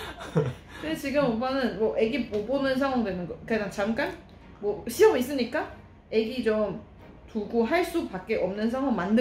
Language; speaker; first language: Korean; non-native, fluent; Chinese